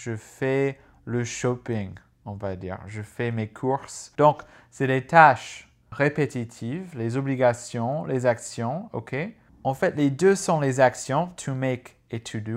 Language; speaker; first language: French; non-native, fluent; English